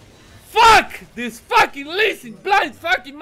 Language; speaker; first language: English; non-native, learner; Polish